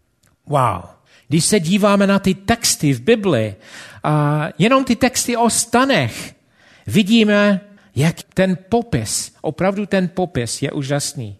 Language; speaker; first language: Czech; non-native, fluent; English